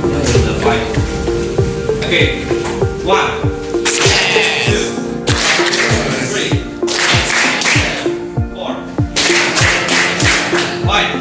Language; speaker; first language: English; non-native, fluent; Indonesian